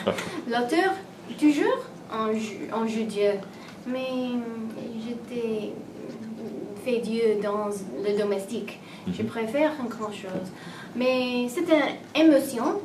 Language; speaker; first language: French; non-native, learner; English